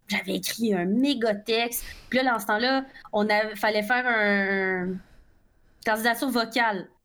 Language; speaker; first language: French; native; French